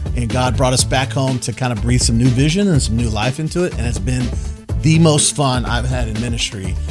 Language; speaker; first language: English; native; English